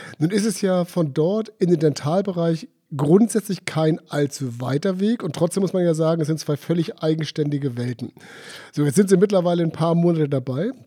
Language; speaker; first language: German; native; German